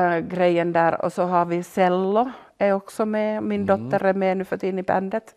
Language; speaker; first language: Swedish; non-native, local second language; Finnish